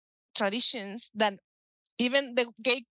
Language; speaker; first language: English; non-native, fluent; Spanish